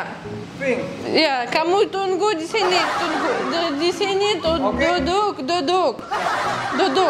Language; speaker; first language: Indonesian; non-native, learner; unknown